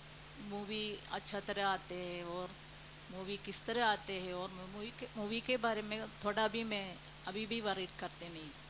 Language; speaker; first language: Hindi; non-native, local second language; Malayalam